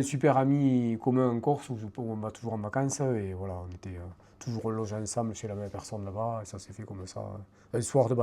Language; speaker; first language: French; native; French